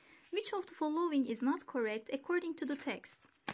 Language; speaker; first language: English; non-native, fluent; Turkish